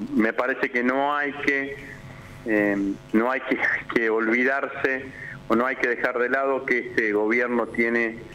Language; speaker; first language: Spanish; native; Spanish